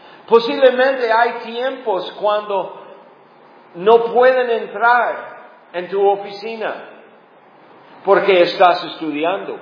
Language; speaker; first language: Spanish; non-native, fluent; English